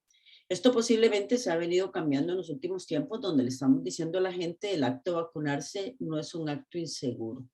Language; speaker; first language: Spanish; native; Spanish